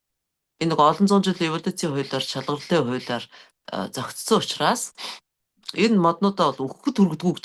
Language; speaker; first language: Mongolian; native; Mongolian